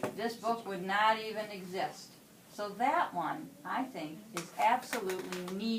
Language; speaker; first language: English; native; English